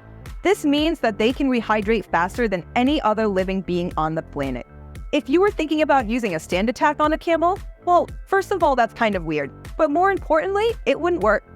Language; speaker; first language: English; native; English